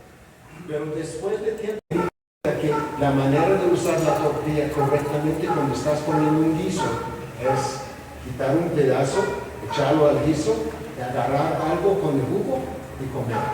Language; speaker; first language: Spanish; non-native, fluent; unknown